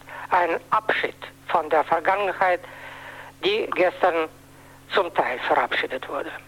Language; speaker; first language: German; non-native, fluent; Russian